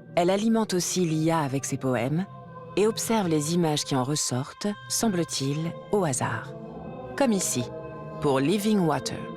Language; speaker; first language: French; native; French